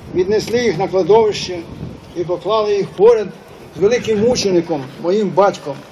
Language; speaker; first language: Ukrainian; native; Ukrainian